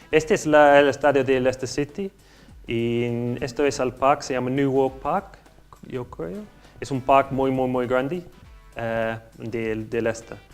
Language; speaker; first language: Spanish; non-native, learner; English